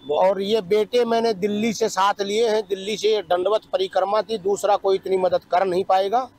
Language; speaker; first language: Hindi; native; Hindi